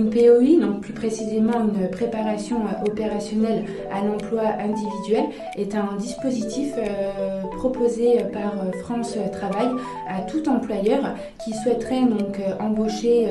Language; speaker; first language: French; native; French